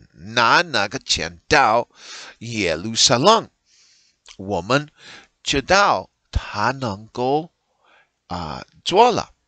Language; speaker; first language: Chinese; non-native, learner; English